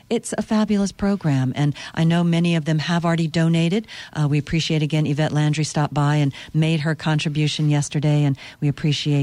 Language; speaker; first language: English; early bilingual, other home language; French